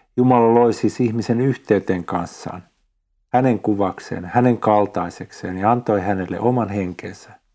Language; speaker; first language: Finnish; native; Finnish